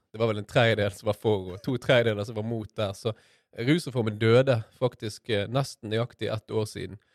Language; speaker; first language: Norwegian; native; Norwegian